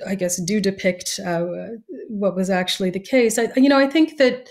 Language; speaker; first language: English; native; English